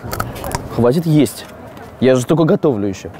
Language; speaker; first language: Russian; native; Russian